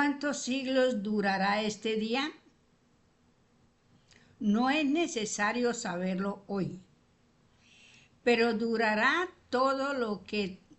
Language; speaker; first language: Spanish; native; Spanish